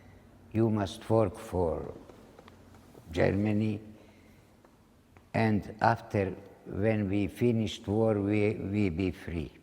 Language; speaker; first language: English; non-native, learner; Ladino